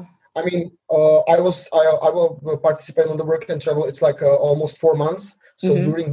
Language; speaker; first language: English; non-native, learner; Slovak